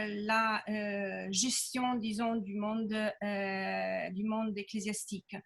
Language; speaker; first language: French; non-native, fluent; Italian